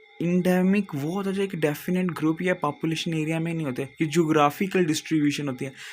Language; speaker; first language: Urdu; non-native, local second language; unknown